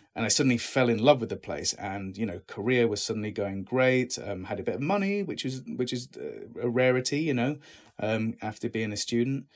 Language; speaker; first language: English; native; English